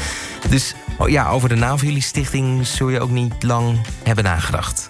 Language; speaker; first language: Dutch; native; Dutch